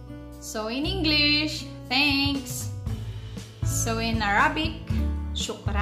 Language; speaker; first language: English; non-native, local second language; Filipino